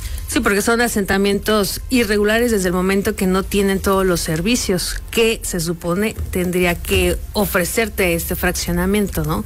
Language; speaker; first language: Spanish; native; Spanish